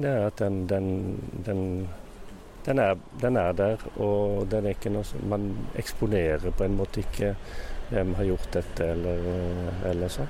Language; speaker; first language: Norwegian; native; Norwegian